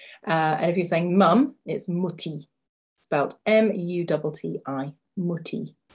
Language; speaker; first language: English; native; English